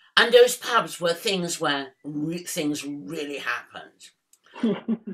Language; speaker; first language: English; native; English